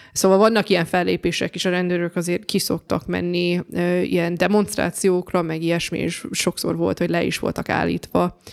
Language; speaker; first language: Hungarian; early bilingual, heritage; Hungarian